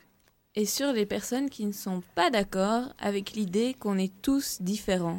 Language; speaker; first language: French; native; French